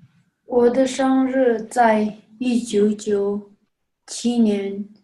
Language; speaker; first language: Chinese; non-native, learner; Tibetan